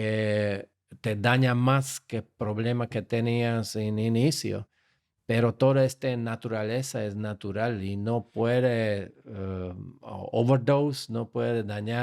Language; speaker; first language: Spanish; non-native, fluent; Slovak